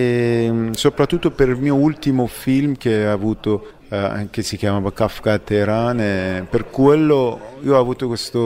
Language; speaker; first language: Italian; non-native, fluent; Persian